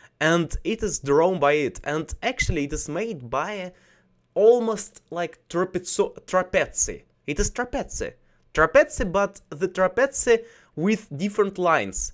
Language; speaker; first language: English; non-native, learner; Russian